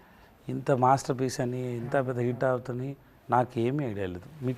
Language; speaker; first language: Telugu; non-native, learner; Tamil